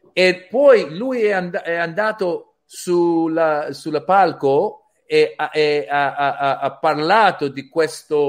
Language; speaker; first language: Italian; non-native, learner; Persian